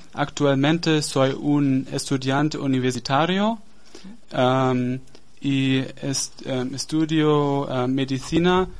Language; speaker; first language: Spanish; non-native, learner; German